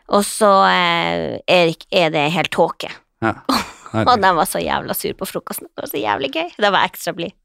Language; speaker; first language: Norwegian; native; Norwegian